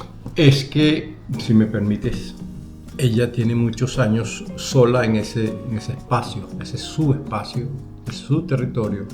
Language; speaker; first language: Spanish; native; Spanish